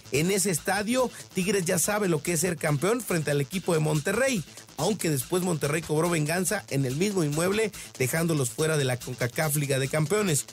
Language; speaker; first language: Spanish; native; Spanish